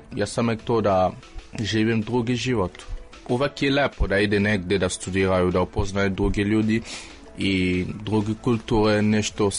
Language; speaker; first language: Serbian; non-native, fluent; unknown